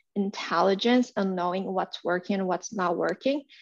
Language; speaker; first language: English; non-native, fluent; Portuguese